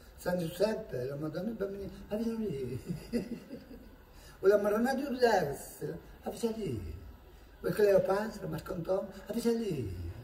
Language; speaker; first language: Italian; native; Italian